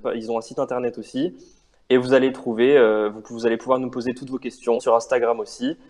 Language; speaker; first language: French; native; French